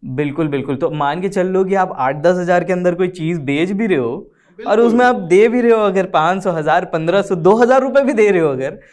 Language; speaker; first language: Hindi; native; Hindi